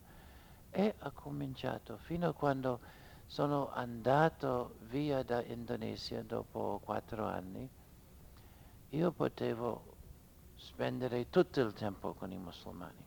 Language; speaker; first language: Italian; non-native, fluent; English